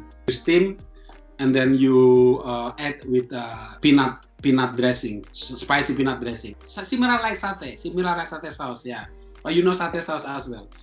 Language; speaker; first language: English; non-native, fluent; Indonesian